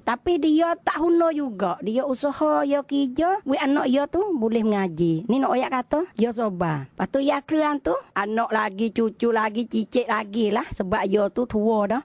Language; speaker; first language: Malay; native; Malay